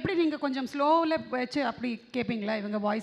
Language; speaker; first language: Tamil; non-native, fluent; Telugu